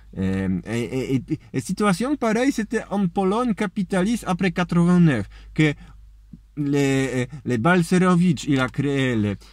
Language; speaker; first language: French; non-native, fluent; Polish